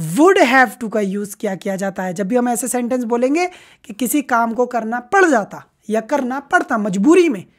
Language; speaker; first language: Hindi; native; Hindi